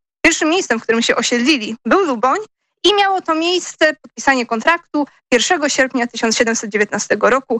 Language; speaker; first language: Polish; native; Polish